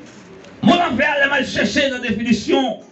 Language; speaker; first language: French; non-native, learner; Haitian Creole